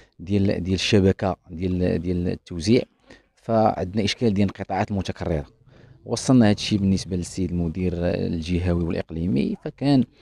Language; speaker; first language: Arabic; native; Arabic